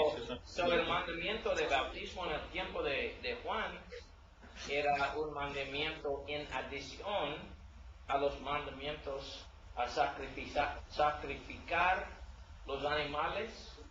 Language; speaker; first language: Spanish; non-native, learner; English